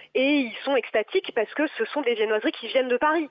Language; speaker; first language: French; native; French